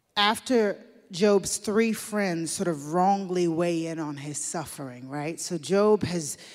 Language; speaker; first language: English; native; English